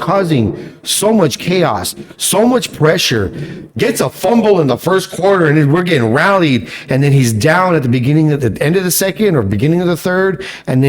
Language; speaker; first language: English; native; English